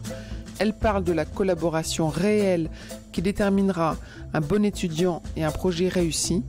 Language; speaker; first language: French; native; French